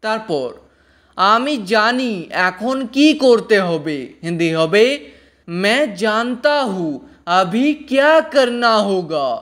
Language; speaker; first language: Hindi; non-native, fluent; Bangla